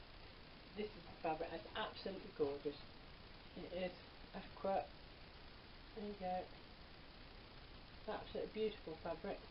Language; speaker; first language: English; native; English